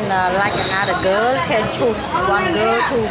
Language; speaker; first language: English; non-native, learner; Khmer